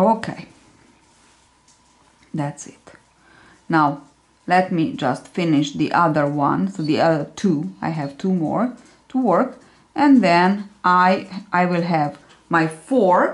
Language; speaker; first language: English; non-native, fluent; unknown